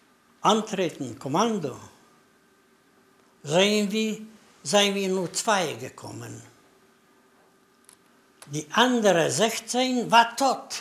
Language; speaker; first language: German; non-native, learner; Polish